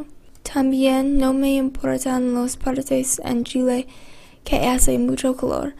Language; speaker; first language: Spanish; non-native, learner; English